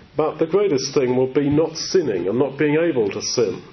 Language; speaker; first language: English; native; English